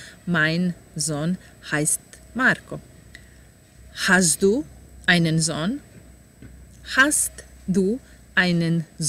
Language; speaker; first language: German; non-native, fluent; Serbian